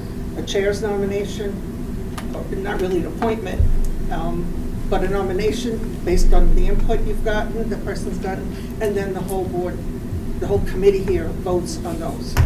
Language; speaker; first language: English; native; English